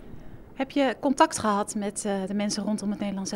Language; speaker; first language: Dutch; native; Dutch